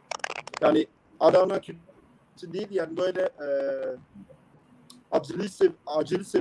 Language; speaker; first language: Turkish; non-native, learner; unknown